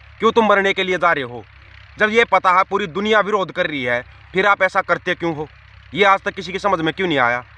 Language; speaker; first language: Hindi; non-native, local second language; Punjabi